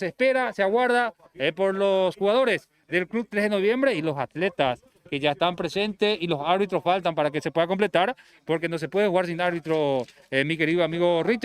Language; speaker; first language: Spanish; native; Spanish